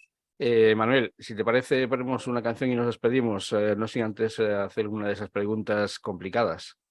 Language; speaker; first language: Spanish; native; Spanish